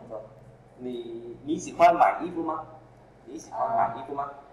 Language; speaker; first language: Chinese; non-native, fluent; Vietnamese